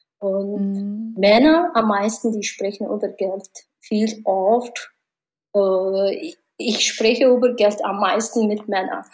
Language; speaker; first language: German; non-native, learner; Mongolian